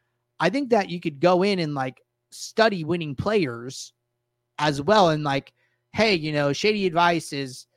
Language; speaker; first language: English; native; English